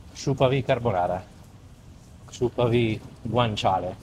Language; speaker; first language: Czech; non-native, learner; Italian